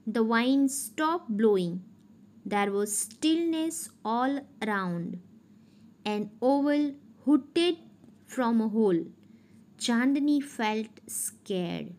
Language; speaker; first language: English; non-native, local second language; Gujarati